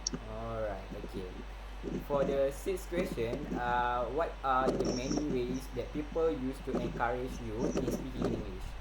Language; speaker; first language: English; non-native, local second language; Malay